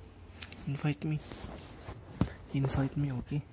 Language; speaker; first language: English; non-native, learner; Indonesian